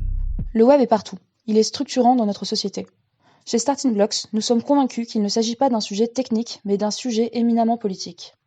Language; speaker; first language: French; native; French